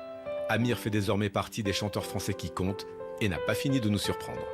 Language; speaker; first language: French; native; French